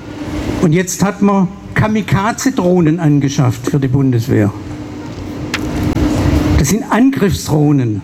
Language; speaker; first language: German; native; German